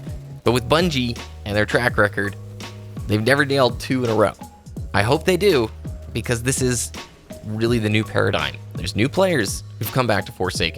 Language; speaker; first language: English; native; English